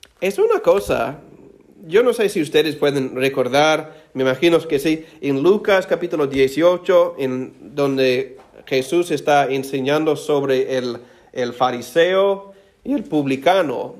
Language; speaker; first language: Spanish; non-native, fluent; English